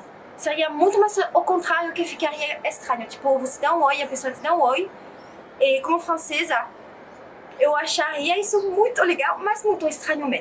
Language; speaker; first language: Portuguese; non-native, fluent; French